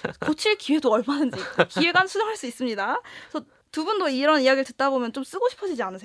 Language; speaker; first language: Korean; native; Korean